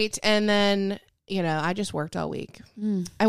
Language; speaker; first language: English; native; English